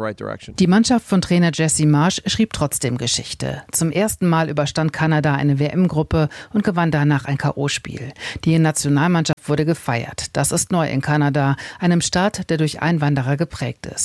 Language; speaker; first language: German; native; German